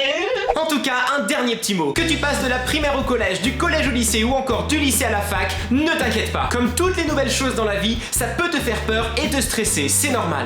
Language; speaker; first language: French; native; French